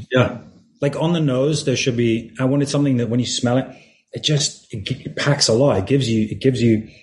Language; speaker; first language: English; native; English